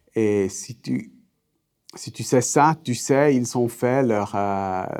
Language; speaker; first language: French; non-native, fluent; German